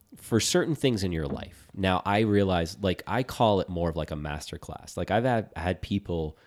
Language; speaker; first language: English; native; English